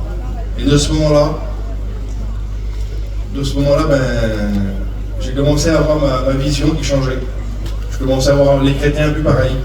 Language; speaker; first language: French; native; French